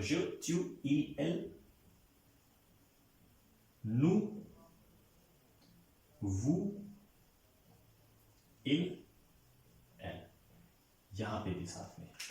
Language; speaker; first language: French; non-native, fluent; Hindi